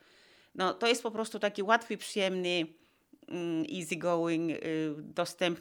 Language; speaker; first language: Polish; non-native, fluent; Finnish